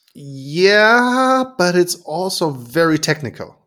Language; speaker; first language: English; non-native, fluent; German